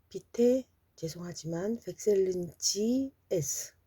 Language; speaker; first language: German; non-native, fluent; Korean